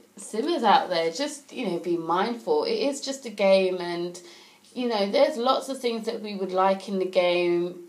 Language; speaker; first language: English; native; English